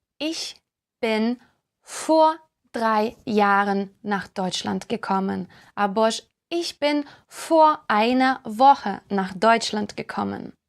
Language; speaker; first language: German; non-native, fluent; Ukrainian